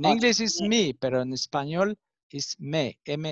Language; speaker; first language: English; non-native, learner; Spanish